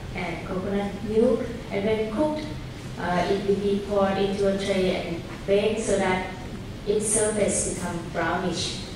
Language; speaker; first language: English; non-native, fluent; Thai